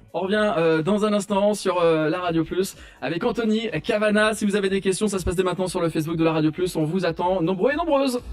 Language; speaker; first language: French; native; French